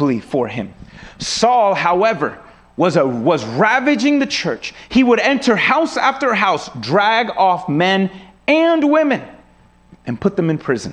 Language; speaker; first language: English; native; English